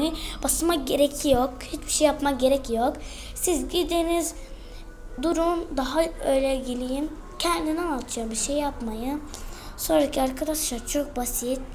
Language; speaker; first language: Turkish; early bilingual, heritage; Turkish